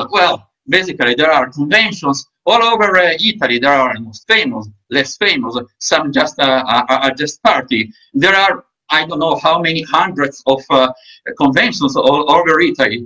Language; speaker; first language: English; non-native, fluent; Italian